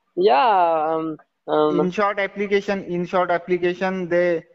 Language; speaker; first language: English; non-native, local second language; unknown